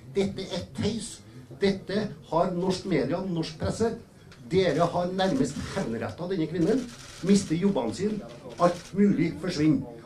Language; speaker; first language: Norwegian; native; Norwegian